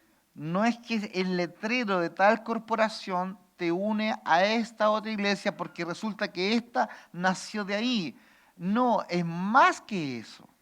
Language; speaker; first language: Spanish; native; Spanish